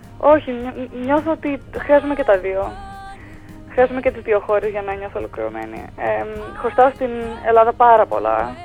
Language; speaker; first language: Greek; early bilingual, heritage; Greek